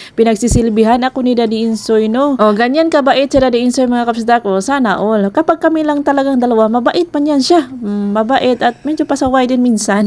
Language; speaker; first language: Filipino; non-native, local second language; Cebuano